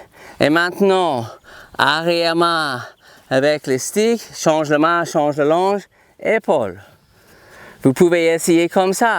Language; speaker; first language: French; non-native, fluent; English